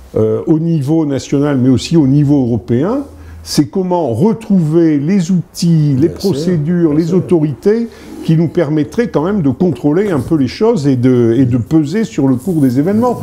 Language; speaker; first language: French; native; French